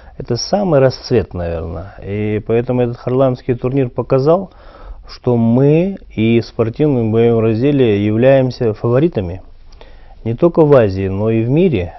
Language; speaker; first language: Russian; non-native, local second language; Kyrgyz